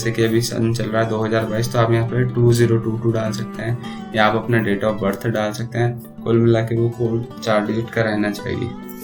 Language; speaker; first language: Hindi; native; Hindi